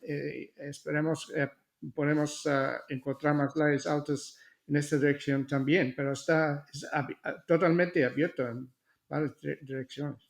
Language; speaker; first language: Spanish; non-native, fluent; English